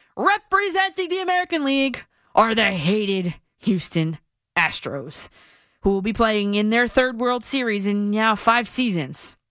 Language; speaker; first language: English; native; English